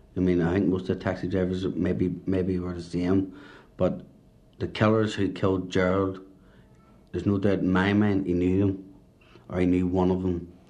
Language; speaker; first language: English; native; English